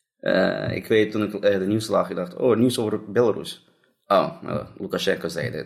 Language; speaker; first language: Dutch; non-native, fluent; Russian